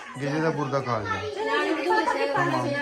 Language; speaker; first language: Turkish; non-native, learner; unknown